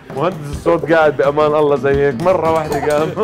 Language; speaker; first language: Arabic; native; Arabic